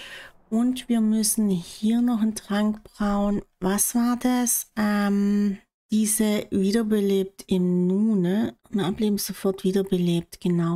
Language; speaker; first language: German; native; German